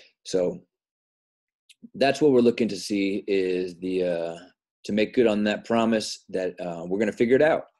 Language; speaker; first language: English; native; English